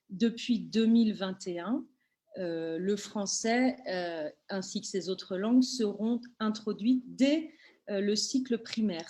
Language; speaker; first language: French; native; French